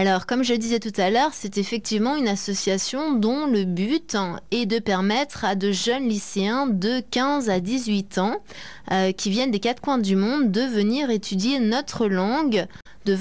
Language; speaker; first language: French; native; French